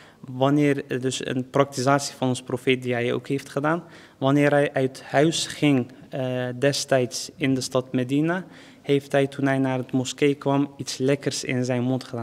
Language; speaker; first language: Dutch; early bilingual, other home language; Turkish